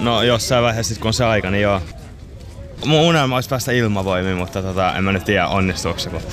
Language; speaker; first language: Finnish; native; Finnish